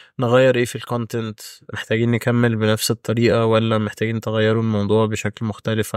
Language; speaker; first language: Egyptian Arabic; early bilingual, heritage; Arabic